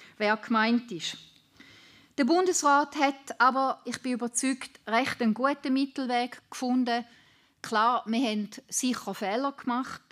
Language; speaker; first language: German; native; German